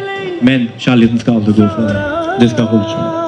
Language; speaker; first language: Norwegian; non-native, fluent; Hindi